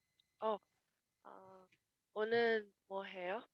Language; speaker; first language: Korean; non-native, learner; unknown